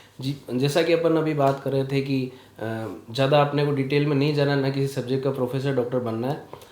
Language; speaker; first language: Hindi; native; Hindi